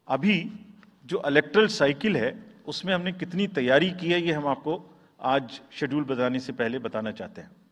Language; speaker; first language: Hindi; native; Hindi